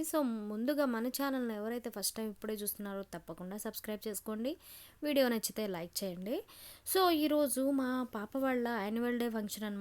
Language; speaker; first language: Telugu; native; Telugu